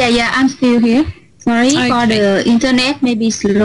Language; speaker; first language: English; non-native, learner; Vietnamese